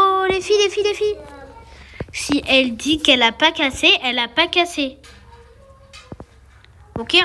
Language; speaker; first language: French; native; French